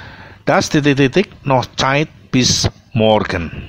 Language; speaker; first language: German; non-native, fluent; Indonesian